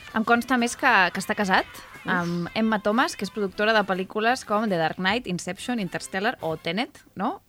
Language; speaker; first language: Catalan; non-native, local second language; Spanish